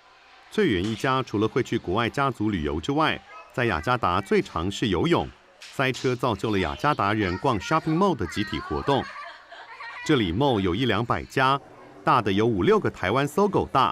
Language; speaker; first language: Chinese; native; Chinese